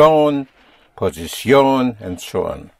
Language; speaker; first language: Spanish; non-native, fluent; English